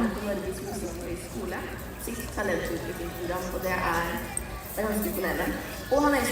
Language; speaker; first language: Norwegian; native; Norwegian